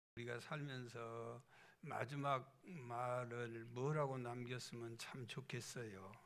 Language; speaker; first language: Korean; native; Korean